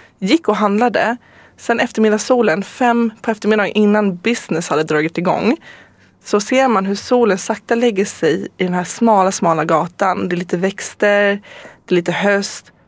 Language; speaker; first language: Swedish; native; Swedish